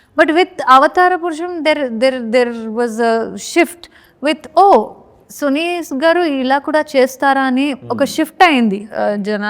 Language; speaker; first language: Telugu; non-native, learner; Kannada